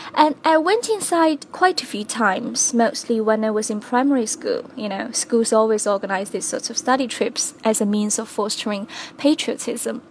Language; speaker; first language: English; non-native, fluent; Chinese